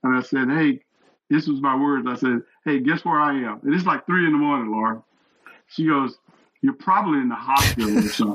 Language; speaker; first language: English; native; English